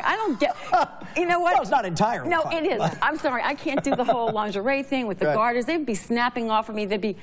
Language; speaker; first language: English; native; English